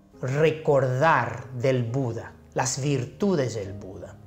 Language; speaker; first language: Spanish; non-native, fluent; Chinese